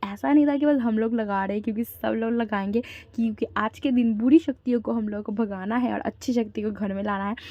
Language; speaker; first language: Hindi; non-native, local second language; Bangla